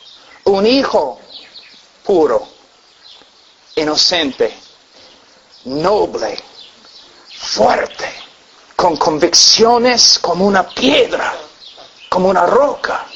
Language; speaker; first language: Spanish; non-native, fluent; English